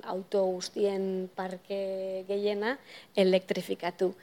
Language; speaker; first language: Basque; native; Basque